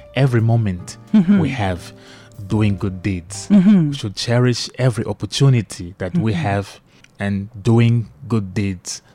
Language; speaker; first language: English; non-native, fluent; Portuguese